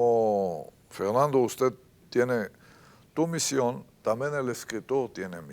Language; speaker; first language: Spanish; non-native, fluent; Hebrew